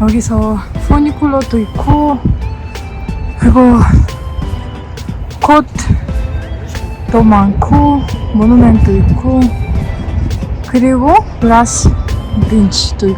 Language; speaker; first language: Korean; non-native, learner; Ukrainian